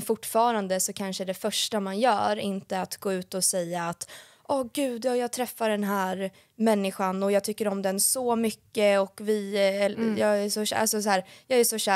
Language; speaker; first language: Swedish; native; Swedish